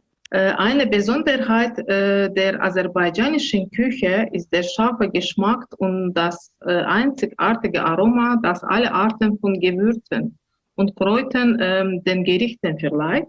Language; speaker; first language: German; non-native, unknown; Azerbaijani